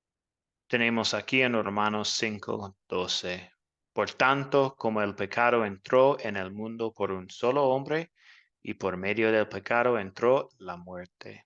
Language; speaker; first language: Spanish; non-native, fluent; English